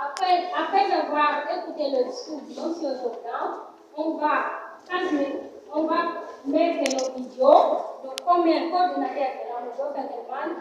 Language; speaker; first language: French; non-native, learner; Portuguese